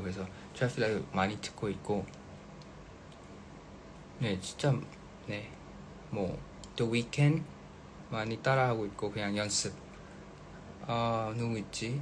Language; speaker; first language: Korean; non-native, fluent; Thai